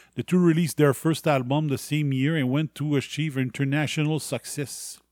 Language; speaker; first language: English; non-native, fluent; French